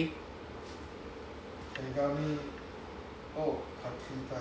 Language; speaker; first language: Japanese; non-native, learner; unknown